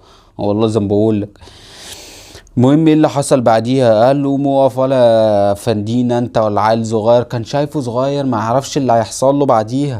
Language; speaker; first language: Arabic; native; Arabic